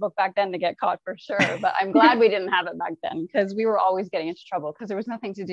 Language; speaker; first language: English; native; English